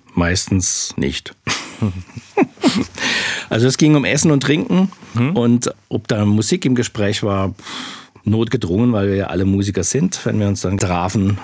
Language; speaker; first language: German; native; German